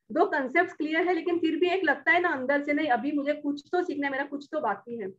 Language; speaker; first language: Hindi; non-native, local second language; Marathi